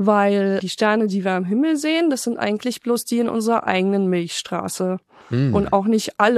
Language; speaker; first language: German; native; German